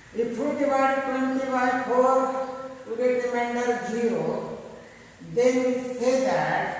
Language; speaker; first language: English; non-native, local second language; Marathi